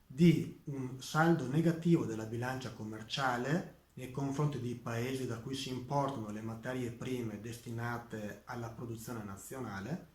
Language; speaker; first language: Italian; native; Italian